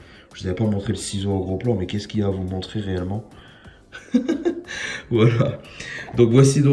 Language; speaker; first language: French; native; French